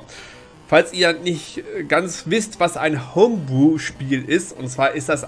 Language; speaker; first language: German; native; German